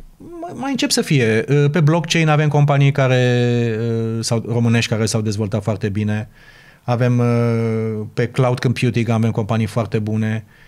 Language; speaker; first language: Romanian; native; Romanian